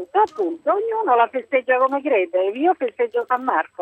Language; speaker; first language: Italian; native; Italian